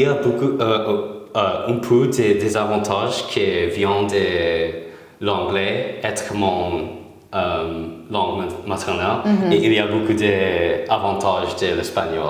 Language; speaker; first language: French; non-native, learner; English